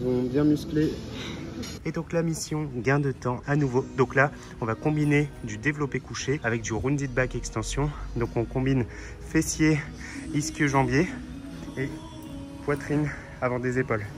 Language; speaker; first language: French; native; French